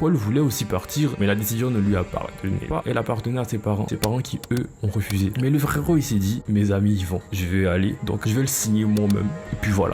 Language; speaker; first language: French; native; French